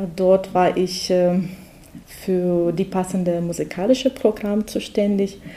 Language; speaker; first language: German; non-native, fluent; Russian